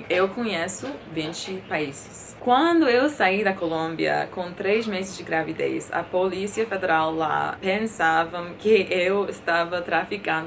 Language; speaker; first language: Portuguese; non-native, fluent; English